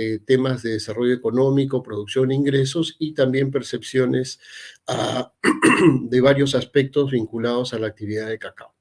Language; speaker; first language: Spanish; native; Spanish